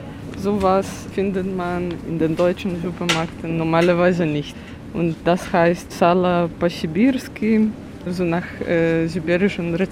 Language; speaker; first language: German; non-native, fluent; Russian